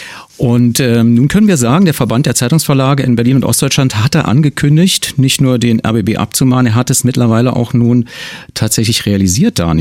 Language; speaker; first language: German; native; German